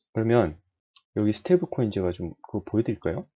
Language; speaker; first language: Korean; native; Korean